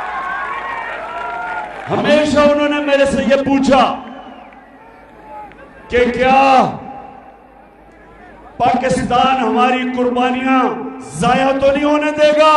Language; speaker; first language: Urdu; native; Urdu